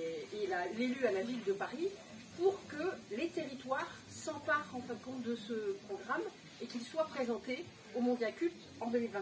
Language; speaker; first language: French; native; French